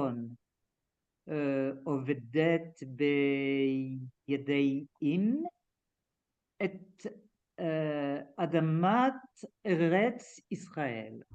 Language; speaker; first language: Hebrew; non-native, learner; French